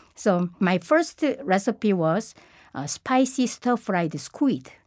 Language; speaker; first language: English; non-native, fluent; Korean